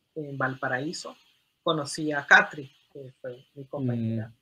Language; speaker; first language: Spanish; native; Spanish